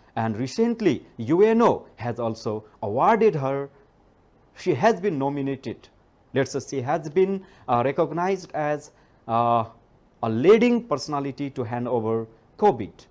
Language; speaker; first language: English; non-native, local second language; Nepali